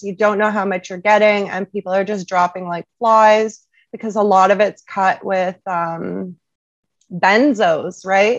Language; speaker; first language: English; native; English